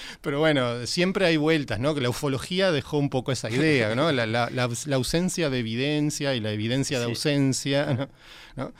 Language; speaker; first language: Spanish; native; Spanish